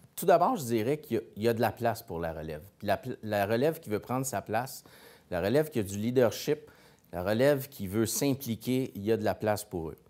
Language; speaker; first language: French; native; French